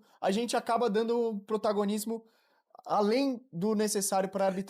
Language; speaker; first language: Portuguese; native; Portuguese